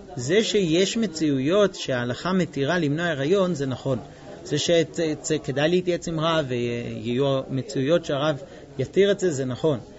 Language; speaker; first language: Hebrew; non-native, fluent; English